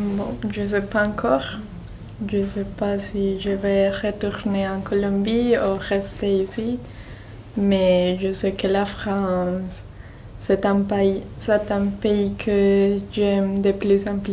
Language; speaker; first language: French; non-native, learner; Spanish